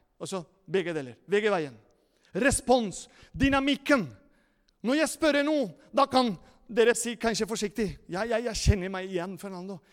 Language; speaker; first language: Norwegian; non-native, fluent; Spanish